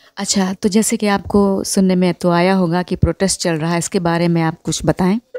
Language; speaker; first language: Hindi; non-native, local second language; Marathi